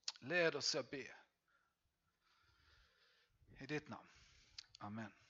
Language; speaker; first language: Swedish; non-native, fluent; English